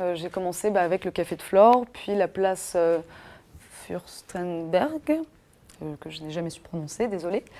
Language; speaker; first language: French; native; French